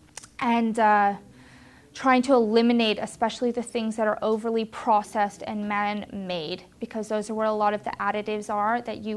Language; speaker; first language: English; native; English